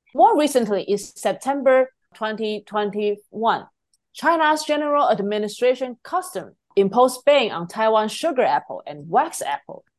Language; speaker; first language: English; non-native, fluent; Chinese